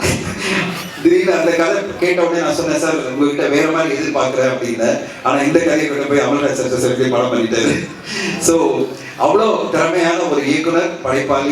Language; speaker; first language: Tamil; native; Tamil